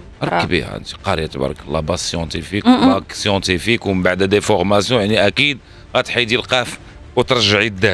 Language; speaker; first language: Arabic; native; Arabic